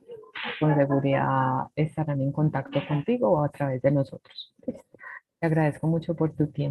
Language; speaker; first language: Spanish; native; Spanish